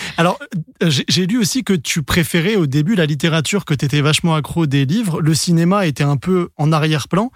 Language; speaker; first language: French; native; French